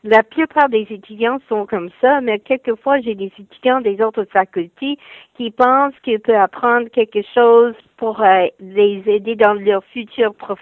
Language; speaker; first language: French; non-native, fluent; English